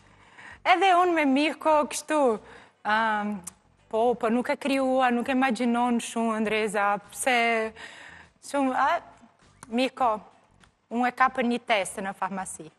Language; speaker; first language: Albanian; non-native, learner; Portuguese